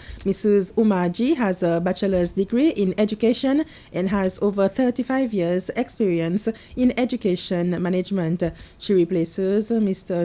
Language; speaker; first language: English; non-native, local second language; Seselwa Creole French